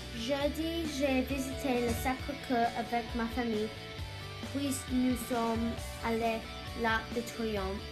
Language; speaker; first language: French; non-native, learner; English